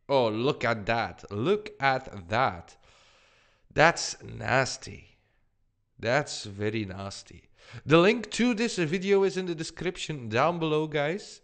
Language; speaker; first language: English; non-native, fluent; Dutch